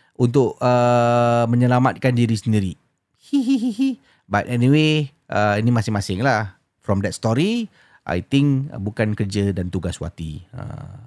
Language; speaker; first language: Malay; native; Malay